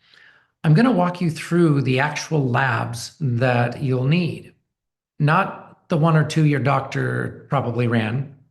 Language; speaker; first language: English; native; English